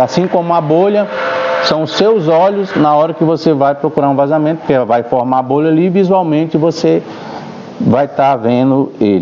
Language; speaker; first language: Portuguese; native; Portuguese